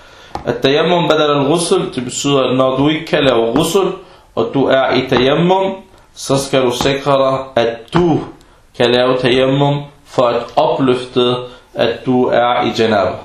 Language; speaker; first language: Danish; early bilingual, other home language; Arabic